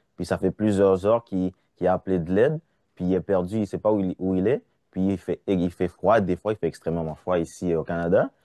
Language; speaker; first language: French; non-native, local second language; Haitian Creole